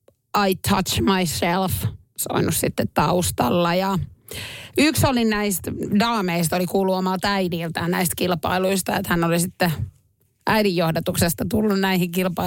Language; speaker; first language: Finnish; native; Finnish